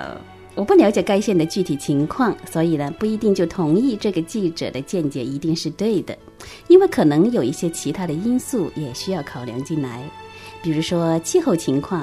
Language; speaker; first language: Chinese; native; Chinese